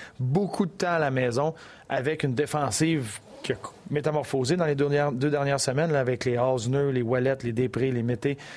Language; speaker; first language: French; native; French